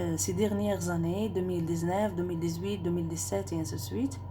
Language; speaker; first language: French; non-native, local second language; Arabic